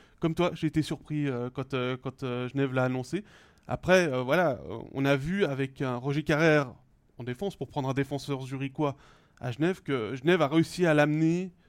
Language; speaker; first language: French; native; French